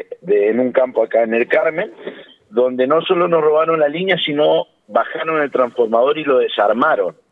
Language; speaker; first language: Spanish; native; Spanish